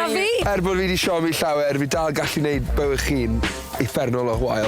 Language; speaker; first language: Welsh; native; Welsh